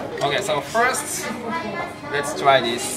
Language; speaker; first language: English; non-native, fluent; Japanese